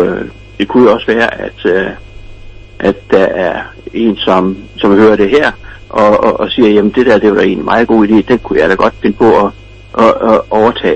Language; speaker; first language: Danish; native; Danish